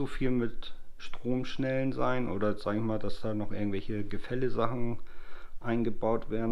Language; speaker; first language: German; native; German